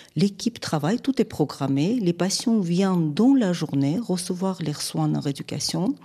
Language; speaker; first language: French; non-native, fluent; Armenian